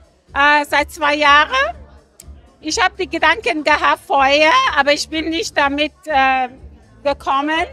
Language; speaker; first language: German; non-native, learner; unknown